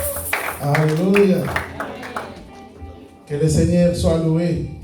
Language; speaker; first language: French; non-native, local second language; Lingala